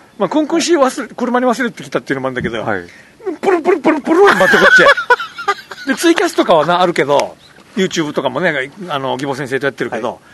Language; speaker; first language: Japanese; native; Japanese